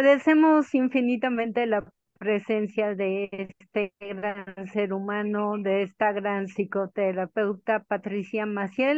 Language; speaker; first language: Spanish; native; Spanish